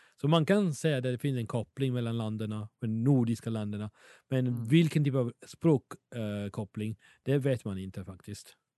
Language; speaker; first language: Swedish; non-native, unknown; Italian